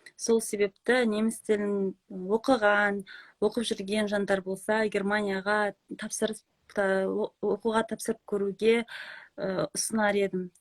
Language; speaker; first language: Kazakh; native; Kazakh